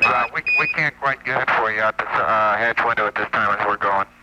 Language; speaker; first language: English; native; English